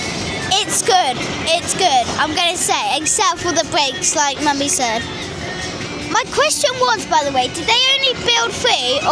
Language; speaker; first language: English; native; English